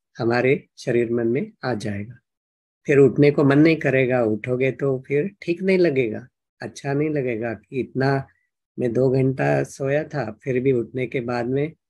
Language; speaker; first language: Hindi; non-native, local second language; Marathi